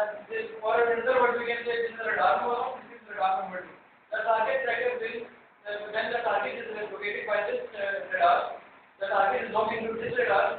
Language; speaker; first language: English; non-native, learner; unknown